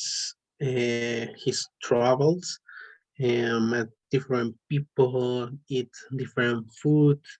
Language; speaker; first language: English; non-native, learner; Spanish